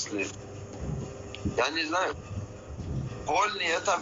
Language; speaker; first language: Russian; non-native, learner; Persian